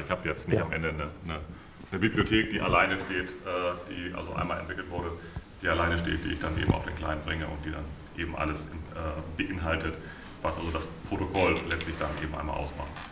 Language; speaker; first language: German; native; German